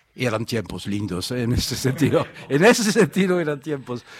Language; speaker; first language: Spanish; non-native, fluent; Dutch